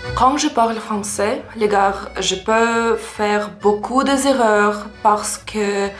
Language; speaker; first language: French; non-native, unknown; Russian